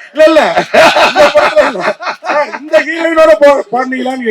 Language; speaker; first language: Tamil; native; Tamil